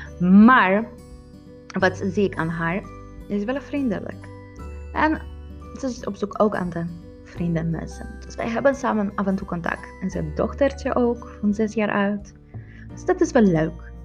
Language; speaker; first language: Dutch; non-native, learner; Polish